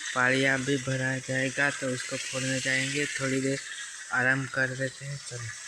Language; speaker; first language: Hindi; non-native, local second language; Gujarati